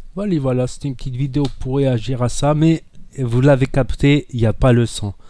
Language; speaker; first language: French; native; French